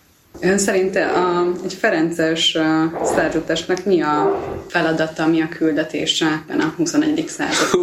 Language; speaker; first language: Hungarian; native; Hungarian